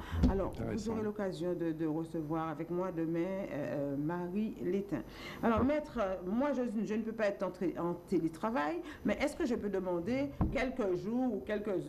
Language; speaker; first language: French; native; French